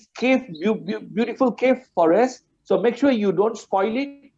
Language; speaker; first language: English; non-native, local second language; Malay